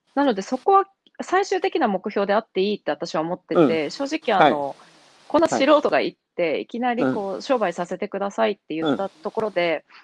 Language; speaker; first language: Japanese; native; Japanese